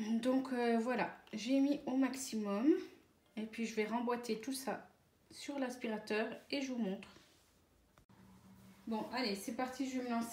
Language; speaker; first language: French; native; French